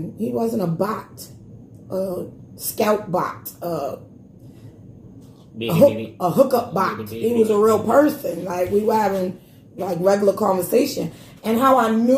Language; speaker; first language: English; native; English